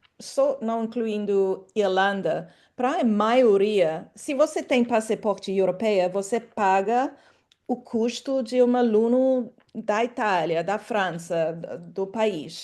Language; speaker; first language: Portuguese; non-native, fluent; English